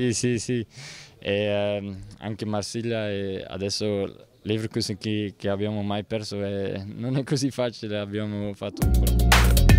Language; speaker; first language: Italian; non-native, learner; Dutch